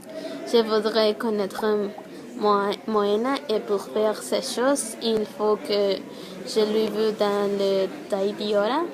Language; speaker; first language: French; non-native, learner; Spanish